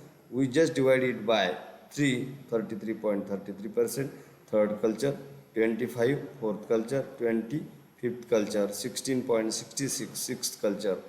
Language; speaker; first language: English; non-native, local second language; Marathi